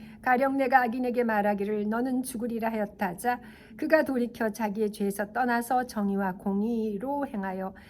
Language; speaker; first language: Korean; native; Korean